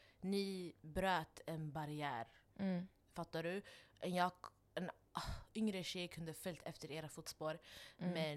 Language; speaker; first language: Swedish; non-native, local second language; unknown